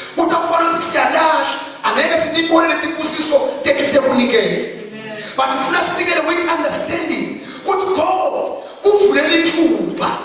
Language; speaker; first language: Zulu; non-native, local second language; Swati